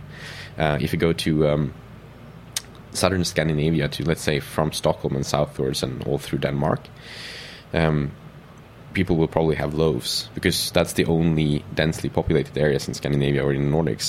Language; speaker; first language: English; non-native, fluent; Swedish